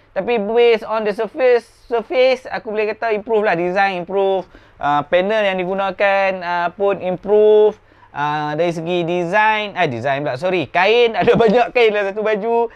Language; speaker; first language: Malay; native; Malay